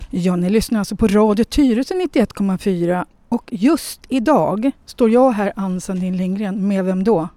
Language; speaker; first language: Swedish; native; Swedish